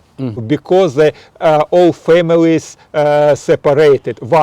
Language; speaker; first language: English; non-native, learner; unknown